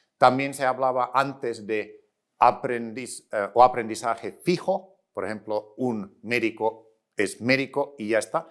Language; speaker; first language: Spanish; non-native, fluent; Finnish